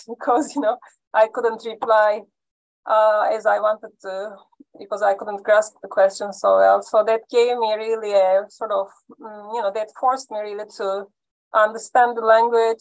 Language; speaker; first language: English; non-native, fluent; Turkish